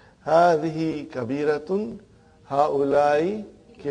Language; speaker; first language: Arabic; non-native, fluent; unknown